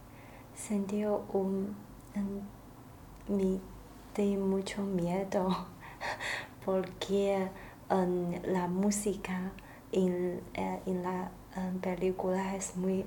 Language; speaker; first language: Spanish; non-native, learner; Chinese